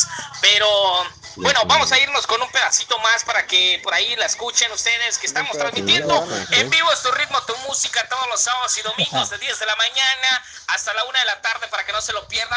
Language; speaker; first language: Spanish; native; Spanish